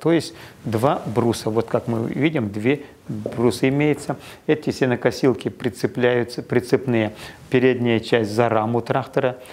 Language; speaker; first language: Russian; non-native, local second language; Kazakh